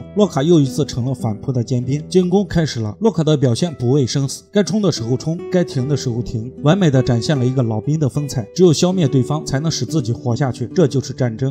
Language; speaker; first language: Chinese; native; Chinese